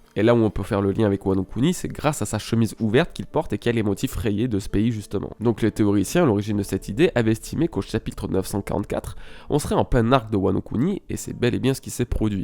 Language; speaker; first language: French; native; French